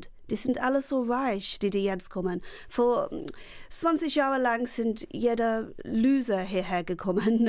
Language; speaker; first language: German; non-native, fluent; English